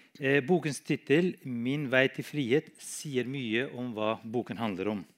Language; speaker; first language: Norwegian; non-native, fluent; Albanian